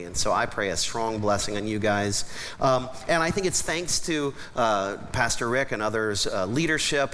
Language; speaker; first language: English; native; English